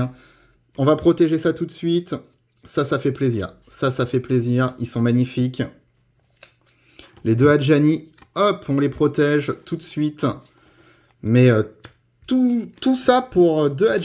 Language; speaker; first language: French; native; French